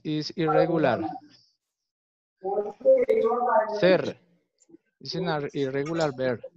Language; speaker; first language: English; non-native, fluent; Spanish